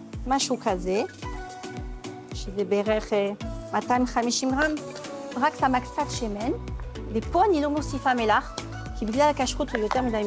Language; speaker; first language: Hebrew; non-native, fluent; French